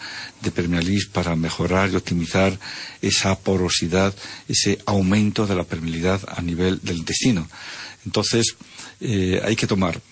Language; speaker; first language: Spanish; native; Spanish